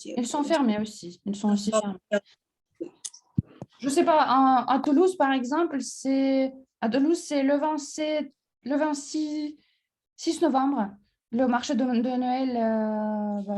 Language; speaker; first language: French; non-native, fluent; Russian